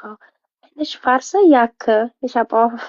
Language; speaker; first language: German; non-native, learner; Amharic